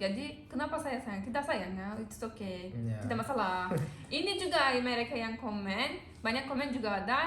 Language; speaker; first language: Indonesian; non-native, learner; Turkish